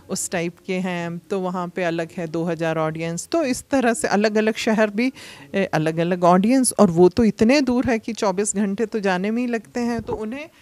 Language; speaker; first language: Hindi; native; Hindi